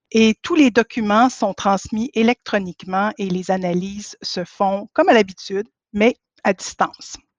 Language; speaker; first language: French; native; French